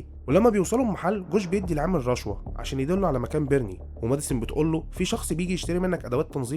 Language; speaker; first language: Arabic; native; Arabic